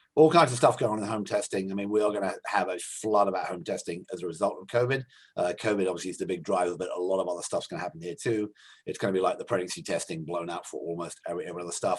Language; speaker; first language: English; native; English